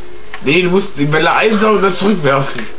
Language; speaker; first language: German; native; German